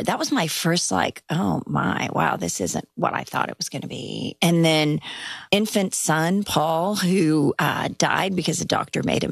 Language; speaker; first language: English; early bilingual, other home language; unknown